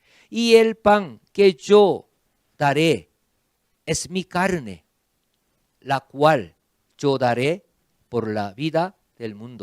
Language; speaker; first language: Spanish; non-native, fluent; Korean